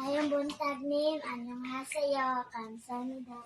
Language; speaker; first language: Korean; non-native, learner; Cebuano